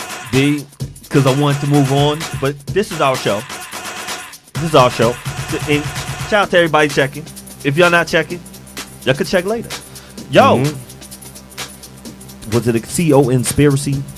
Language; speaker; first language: English; native; English